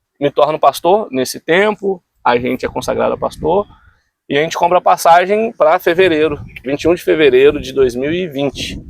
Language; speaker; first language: Portuguese; native; Portuguese